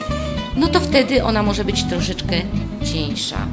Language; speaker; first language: Polish; non-native, fluent; Italian